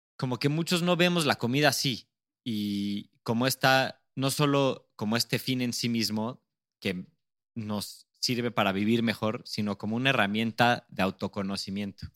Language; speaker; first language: Spanish; native; Spanish